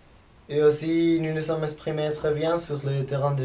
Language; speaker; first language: French; non-native, learner; Spanish